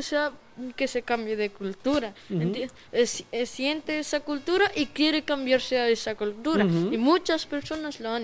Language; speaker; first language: Spanish; early bilingual, other home language; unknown